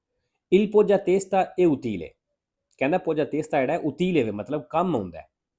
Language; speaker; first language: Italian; non-native, fluent; Punjabi